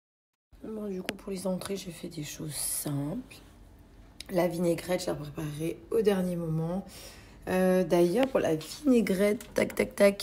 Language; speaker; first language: French; native; French